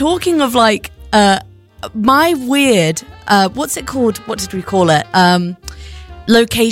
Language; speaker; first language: English; native; English